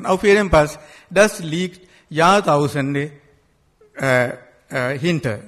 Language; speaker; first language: German; non-native, fluent; Sinhala